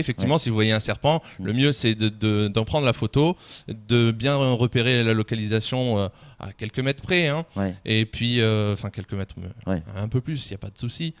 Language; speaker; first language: French; native; French